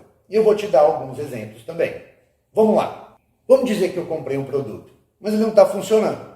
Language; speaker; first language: Portuguese; non-native, fluent; English